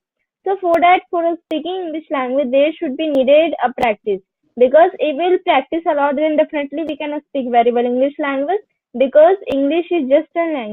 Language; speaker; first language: English; non-native, learner; Hindi